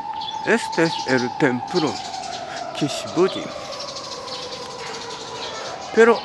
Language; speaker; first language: Spanish; non-native, learner; Japanese